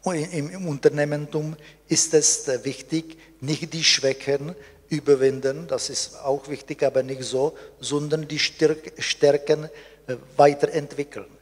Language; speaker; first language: German; non-native, fluent; Czech